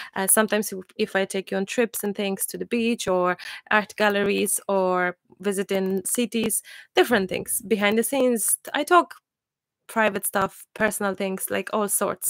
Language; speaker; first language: English; non-native, fluent; Polish